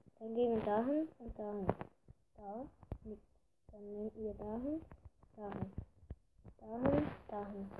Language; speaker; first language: German; early bilingual, other home language; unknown